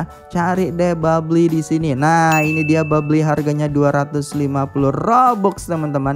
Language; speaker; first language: Indonesian; native; Indonesian